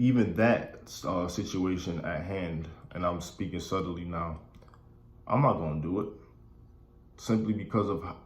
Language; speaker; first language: English; native; English